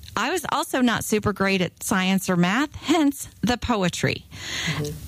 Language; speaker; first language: English; native; English